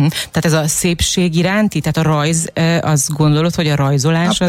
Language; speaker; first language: Hungarian; native; Hungarian